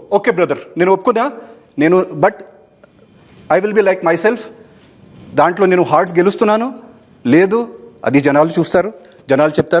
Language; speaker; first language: Telugu; non-native, fluent; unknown